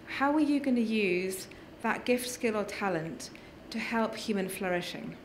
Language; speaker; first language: English; native; English